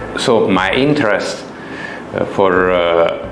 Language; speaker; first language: English; non-native, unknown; Italian